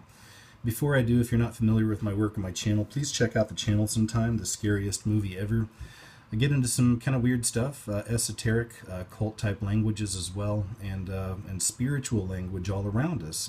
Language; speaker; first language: English; native; English